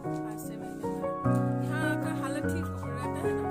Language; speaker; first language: Hindi; non-native, local second language; Assamese